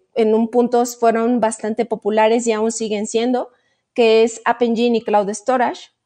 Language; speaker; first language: Spanish; native; Spanish